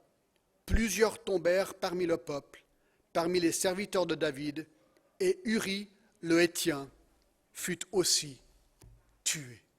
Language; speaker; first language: French; non-native, fluent; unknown